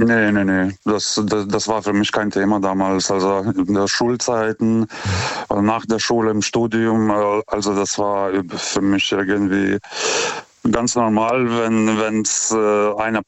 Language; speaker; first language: German; non-native, fluent; Lithuanian